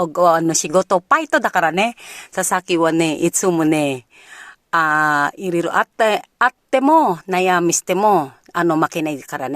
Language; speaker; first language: Japanese; non-native, learner; Filipino